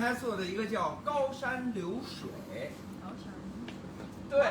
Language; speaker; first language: Chinese; native; Chinese